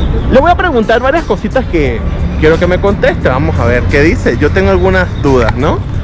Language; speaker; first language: Spanish; native; Spanish